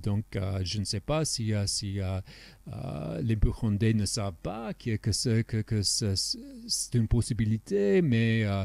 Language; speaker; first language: French; non-native, fluent; English